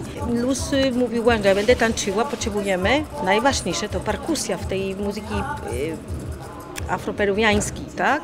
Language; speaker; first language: Polish; non-native, fluent; Spanish